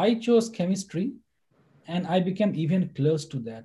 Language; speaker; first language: English; non-native, local second language; Bangla